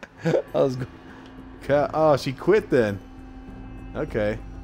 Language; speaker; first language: English; native; English